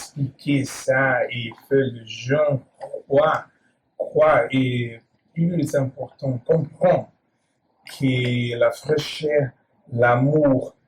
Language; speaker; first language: French; non-native, learner; Portuguese